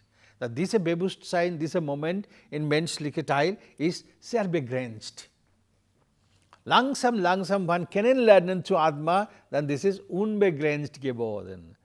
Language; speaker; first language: German; non-native, learner; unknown